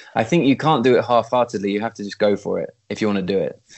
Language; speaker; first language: English; native; English